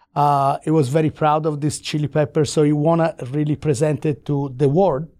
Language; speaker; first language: English; non-native, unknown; Italian